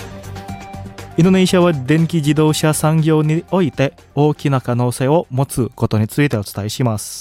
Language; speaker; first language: Japanese; non-native, fluent; Indonesian